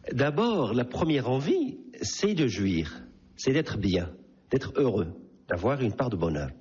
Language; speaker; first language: French; non-native, local second language; Arabic